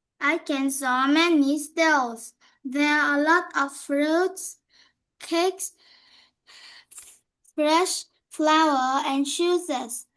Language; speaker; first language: English; non-native, learner; Vietnamese